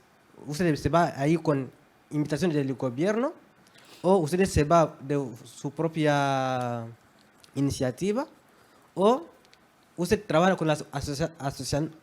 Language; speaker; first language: Spanish; non-native, fluent; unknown